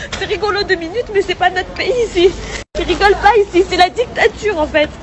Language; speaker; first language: French; native; French